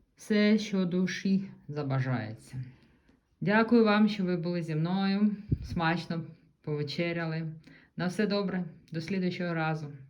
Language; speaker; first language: Ukrainian; native; Ukrainian